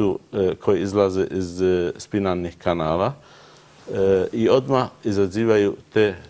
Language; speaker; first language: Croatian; non-native, learner; Arabic